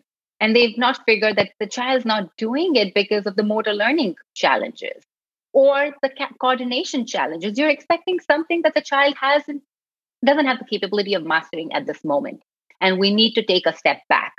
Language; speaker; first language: English; non-native, local second language; Gujarati